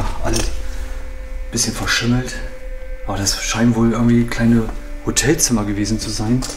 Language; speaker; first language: German; native; German